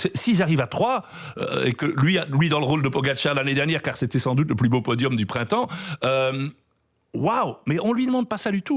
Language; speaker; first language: French; native; French